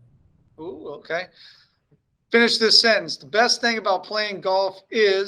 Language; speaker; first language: English; native; English